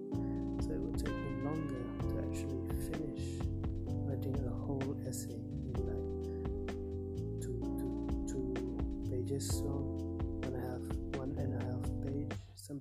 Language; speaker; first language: English; non-native, local second language; Malay